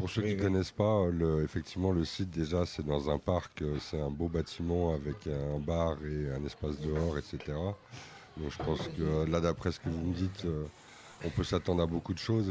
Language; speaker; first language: French; native; French